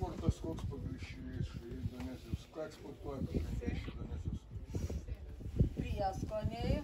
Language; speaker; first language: Lithuanian; native; Lithuanian